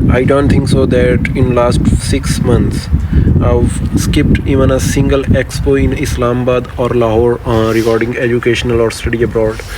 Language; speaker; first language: English; non-native, local second language; Urdu